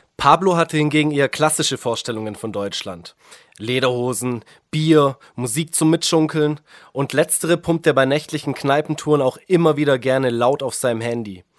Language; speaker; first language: German; native; German